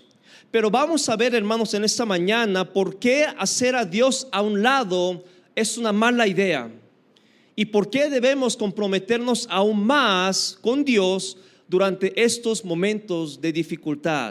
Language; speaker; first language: Spanish; native; Spanish